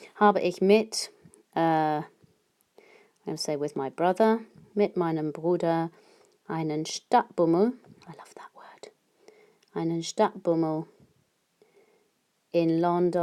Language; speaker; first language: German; non-native, fluent; English